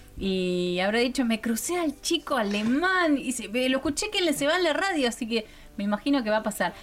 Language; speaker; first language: Spanish; native; Spanish